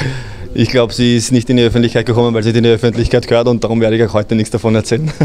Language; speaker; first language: German; native; German